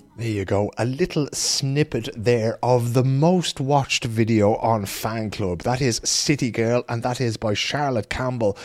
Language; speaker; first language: English; native; English